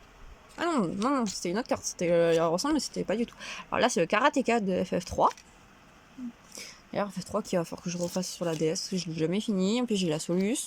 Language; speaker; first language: French; native; French